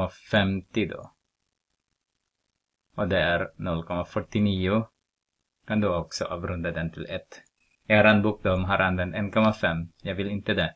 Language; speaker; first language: Swedish; non-native, fluent; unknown